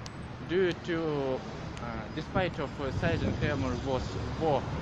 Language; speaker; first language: English; non-native, learner; Russian